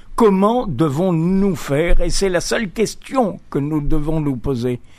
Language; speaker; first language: French; native; French